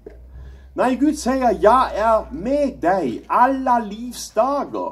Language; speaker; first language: Swedish; non-native, learner; German